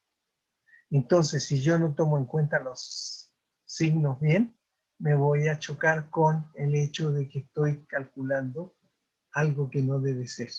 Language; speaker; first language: Spanish; native; Spanish